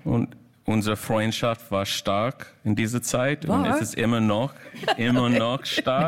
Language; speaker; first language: German; non-native, learner; English